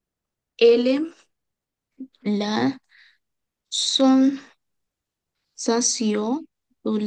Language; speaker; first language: French; non-native, learner; Bangla